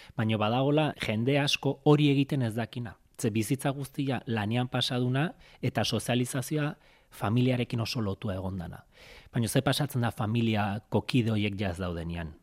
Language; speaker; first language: Basque; native; Basque